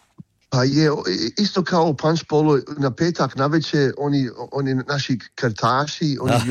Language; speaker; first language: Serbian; early bilingual, heritage; Croatian